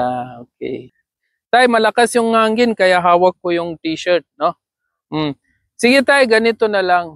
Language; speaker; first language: Filipino; non-native, learner; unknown